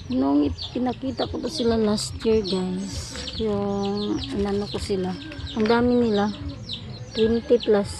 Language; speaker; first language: Filipino; native; Filipino